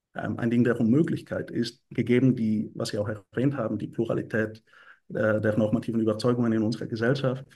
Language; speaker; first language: German; non-native, fluent; Bulgarian